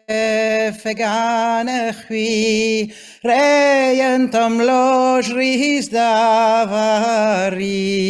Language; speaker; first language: Welsh; non-native, fluent; French